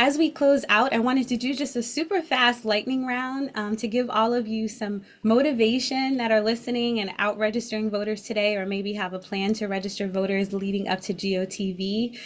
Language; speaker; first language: English; native; English